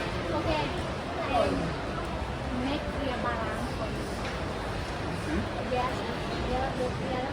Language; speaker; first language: English; non-native, learner; Thai